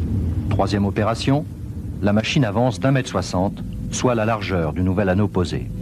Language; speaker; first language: French; native; French